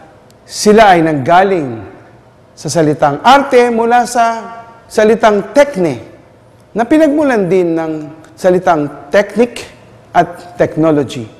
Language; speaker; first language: Filipino; native; Filipino